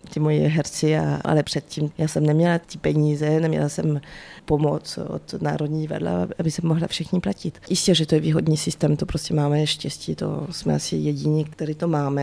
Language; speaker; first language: Czech; early bilingual, heritage; French